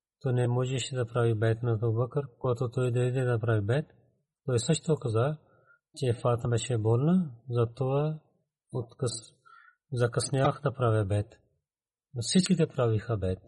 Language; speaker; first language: Bulgarian; non-native, fluent; Urdu